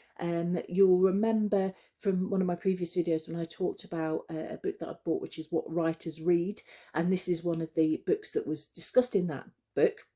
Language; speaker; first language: English; native; English